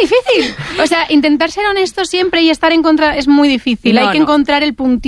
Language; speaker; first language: Spanish; native; Spanish